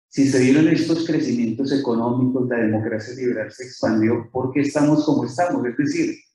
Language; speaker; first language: Spanish; native; Spanish